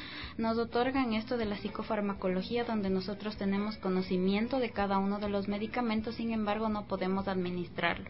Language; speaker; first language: Spanish; native; Spanish